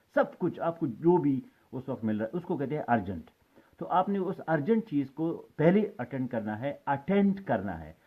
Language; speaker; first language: Urdu; non-native, local second language; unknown